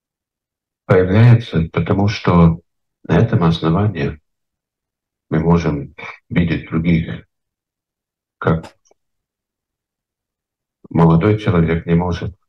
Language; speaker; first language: Russian; non-native, fluent; English